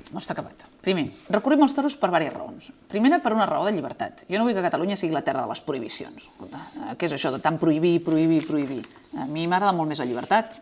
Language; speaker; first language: Catalan; native; Catalan